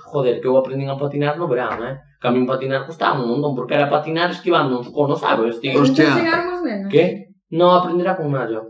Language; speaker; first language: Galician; non-native, local second language; Spanish